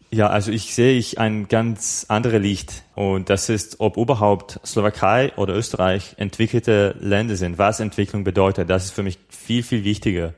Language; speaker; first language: German; non-native, fluent; Slovak